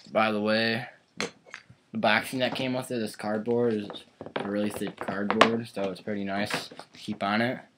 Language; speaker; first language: English; native; English